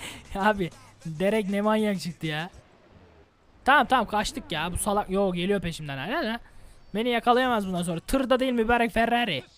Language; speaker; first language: Turkish; native; Turkish